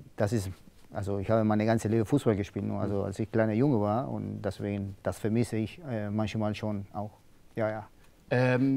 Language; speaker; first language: German; non-native, learner; Spanish